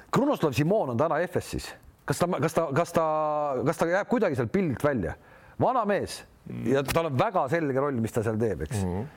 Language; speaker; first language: Estonian; native; Estonian